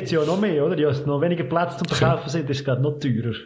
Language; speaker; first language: German; native; German